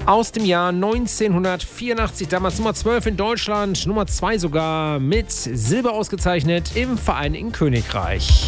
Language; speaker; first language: German; native; German